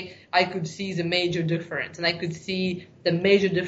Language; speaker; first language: English; non-native, fluent; Ukrainian